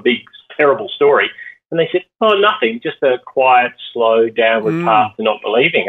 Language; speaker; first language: English; native; English